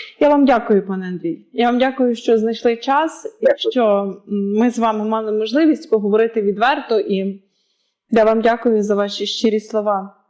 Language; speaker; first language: Ukrainian; native; Ukrainian